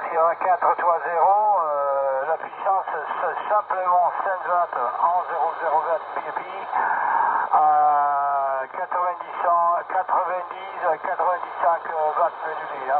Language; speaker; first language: French; non-native, learner; Italian